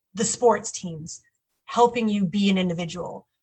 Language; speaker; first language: English; native; English